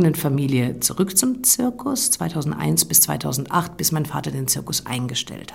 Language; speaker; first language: German; native; German